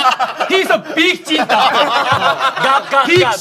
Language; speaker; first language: English; non-native, learner; Korean